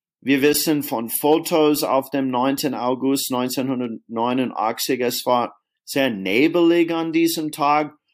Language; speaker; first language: German; non-native, fluent; English